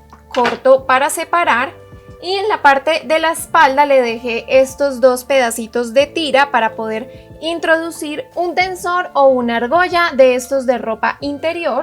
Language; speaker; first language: Spanish; native; Spanish